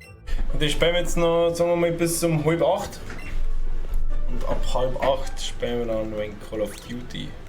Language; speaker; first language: German; native; German